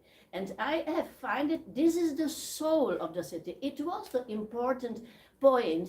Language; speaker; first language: English; non-native, learner; Czech